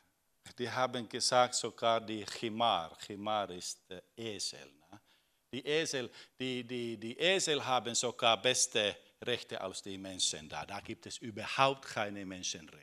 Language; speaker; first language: German; non-native, fluent; Finnish